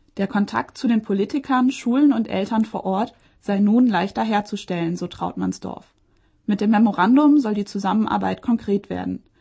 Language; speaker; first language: German; native; German